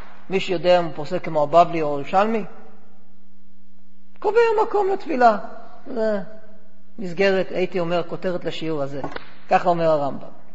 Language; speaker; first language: Hebrew; non-native, fluent; English